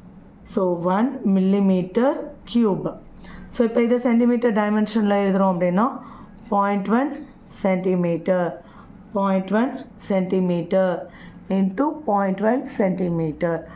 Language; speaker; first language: Tamil; native; Tamil